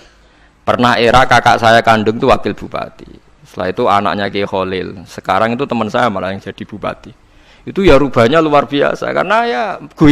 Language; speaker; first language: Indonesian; non-native, local second language; Javanese